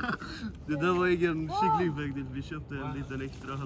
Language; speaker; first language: Swedish; early bilingual, other home language; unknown